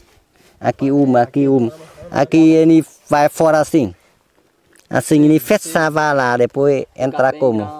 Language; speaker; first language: Portuguese; non-native, learner; Vietnamese